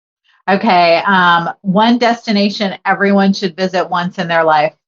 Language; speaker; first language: English; native; English